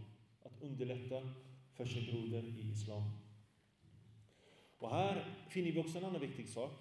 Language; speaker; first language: Swedish; early bilingual, other home language; Arabic